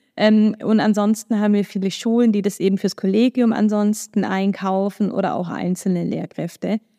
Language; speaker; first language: German; native; German